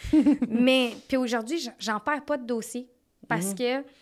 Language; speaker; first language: French; native; French